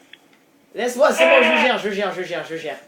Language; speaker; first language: French; native; French